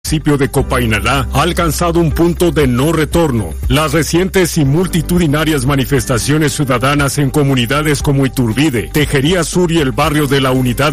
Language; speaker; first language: Spanish; native; Spanish